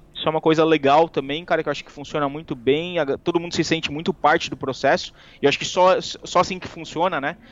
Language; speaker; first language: Portuguese; native; Portuguese